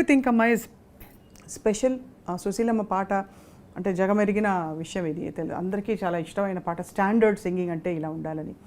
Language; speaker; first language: Telugu; native; Telugu